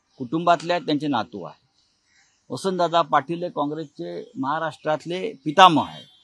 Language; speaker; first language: Marathi; native; Marathi